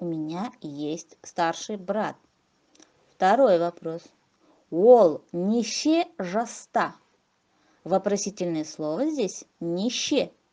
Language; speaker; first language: Russian; non-native, local second language; Kazakh